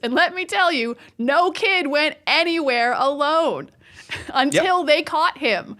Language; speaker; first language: English; native; English